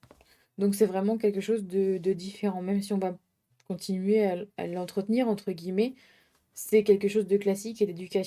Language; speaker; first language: French; native; French